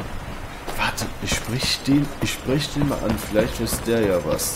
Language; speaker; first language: German; native; German